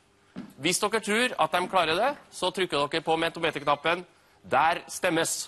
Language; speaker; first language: Norwegian; native; Norwegian